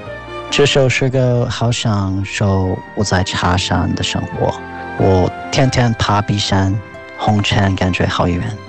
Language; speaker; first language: Chinese; non-native, fluent; English